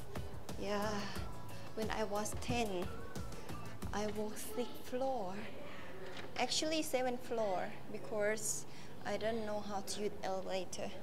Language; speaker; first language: English; non-native, learner; Thai